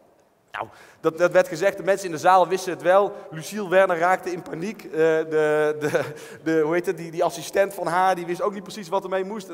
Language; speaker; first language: Dutch; native; Dutch